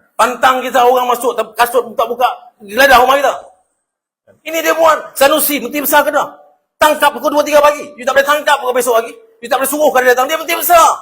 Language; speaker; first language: Malay; native; Malay